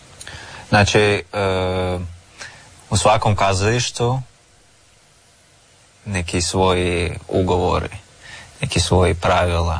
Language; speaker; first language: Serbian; non-native, fluent; Russian